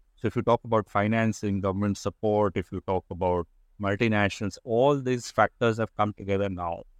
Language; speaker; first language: English; non-native, local second language; Hindi